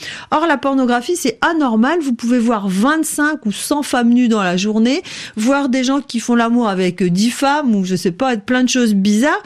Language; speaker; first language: French; native; French